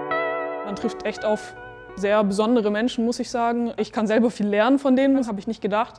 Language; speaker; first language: German; native; German